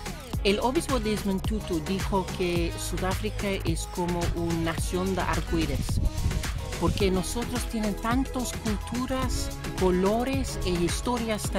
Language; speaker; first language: Spanish; non-native, learner; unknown